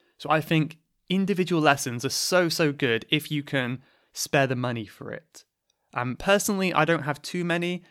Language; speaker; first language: English; native; English